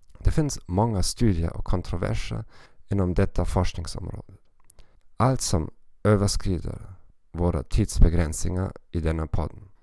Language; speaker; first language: Swedish; non-native, learner; German